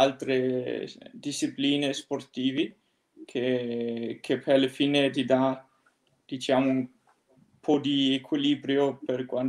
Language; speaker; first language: Italian; non-native, fluent; Danish